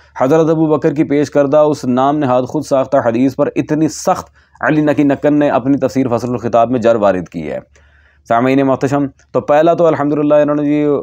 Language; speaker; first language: Urdu; native; Urdu